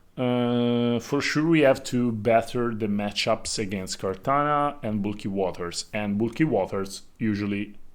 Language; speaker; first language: English; non-native, fluent; Italian